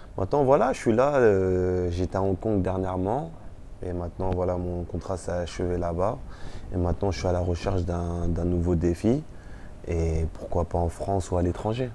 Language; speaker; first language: French; early bilingual, other home language; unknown